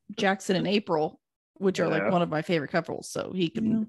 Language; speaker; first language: English; native; English